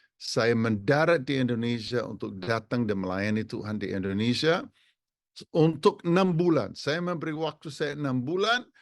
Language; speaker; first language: Indonesian; non-native, fluent; English